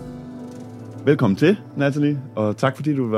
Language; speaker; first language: Danish; native; Danish